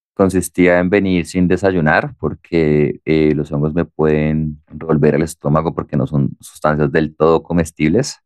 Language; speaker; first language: Spanish; native; Spanish